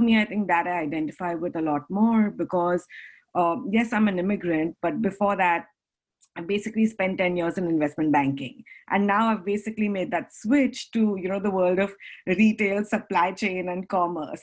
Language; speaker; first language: English; non-native, local second language; Hindi